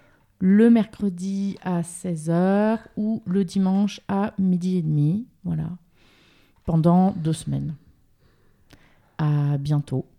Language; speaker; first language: French; native; French